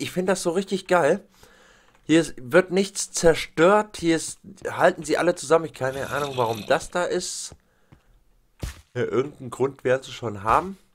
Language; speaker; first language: German; native; German